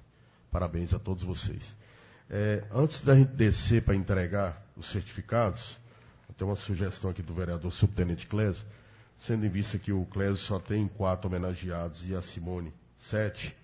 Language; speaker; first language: Portuguese; native; Portuguese